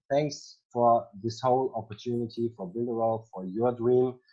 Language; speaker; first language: English; non-native, fluent; German